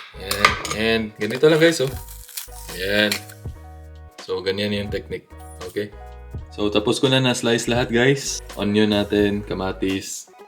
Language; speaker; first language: Filipino; native; Filipino